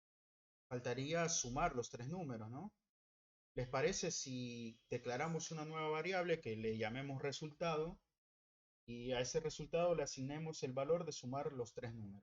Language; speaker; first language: Spanish; native; Spanish